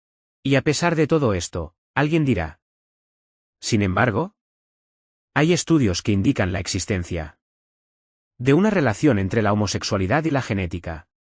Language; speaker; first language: Spanish; non-native, fluent; Arabic